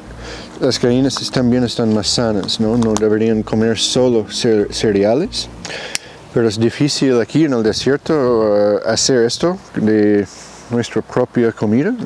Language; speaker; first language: Spanish; non-native, fluent; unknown